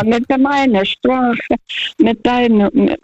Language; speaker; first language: German; non-native, fluent; Russian